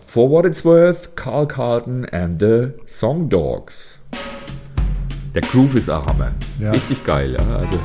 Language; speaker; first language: German; native; German